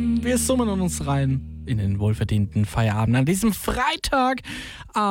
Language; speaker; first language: German; native; German